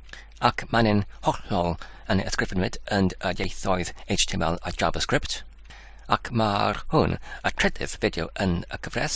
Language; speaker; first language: Welsh; non-native, learner; English